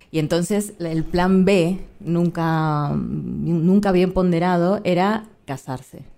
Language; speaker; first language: Spanish; native; Spanish